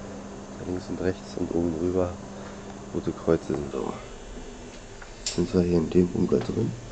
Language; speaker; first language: German; native; German